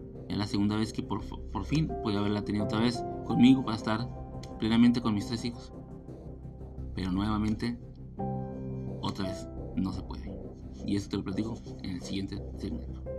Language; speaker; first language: Spanish; native; Spanish